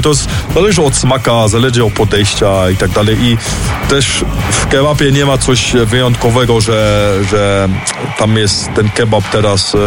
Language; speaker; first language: Polish; early bilingual, heritage; Polish